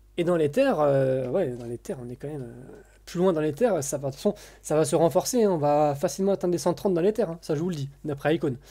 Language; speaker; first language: French; native; French